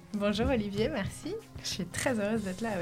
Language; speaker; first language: French; native; French